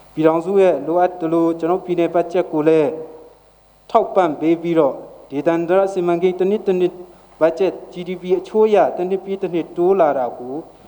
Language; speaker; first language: Burmese; non-native, local second language; Hakha Chin